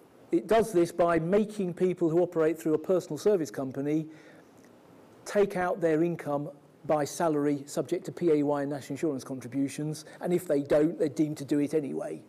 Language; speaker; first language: English; native; English